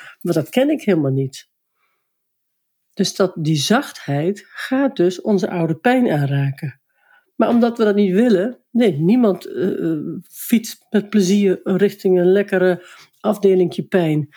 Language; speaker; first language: Dutch; native; Dutch